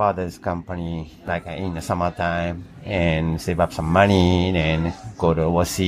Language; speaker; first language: English; non-native, fluent; Japanese